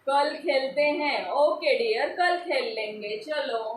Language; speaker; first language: Hindi; non-native, local second language; Marathi